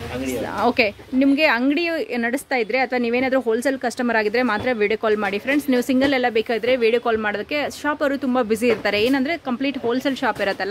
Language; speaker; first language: Kannada; native; Kannada